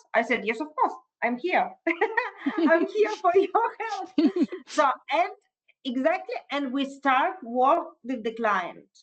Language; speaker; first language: English; non-native, fluent; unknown